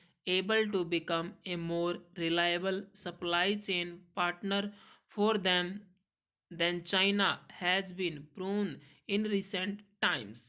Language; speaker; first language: English; non-native, local second language; Hindi